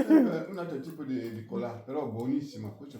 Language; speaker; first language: Italian; non-native, fluent; French